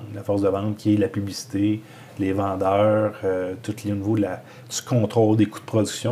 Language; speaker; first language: French; native; French